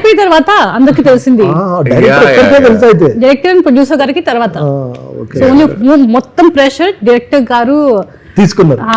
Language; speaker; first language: Telugu; non-native, fluent; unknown